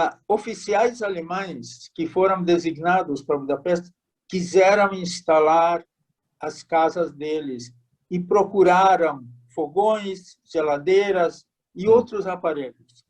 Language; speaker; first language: Portuguese; non-native, fluent; Hungarian